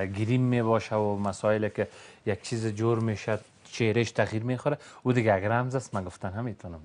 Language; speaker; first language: Persian; native; Persian